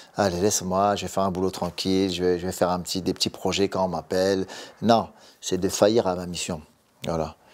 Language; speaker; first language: French; native; French